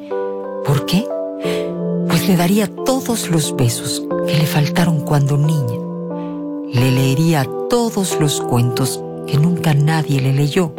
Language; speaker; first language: Spanish; native; Spanish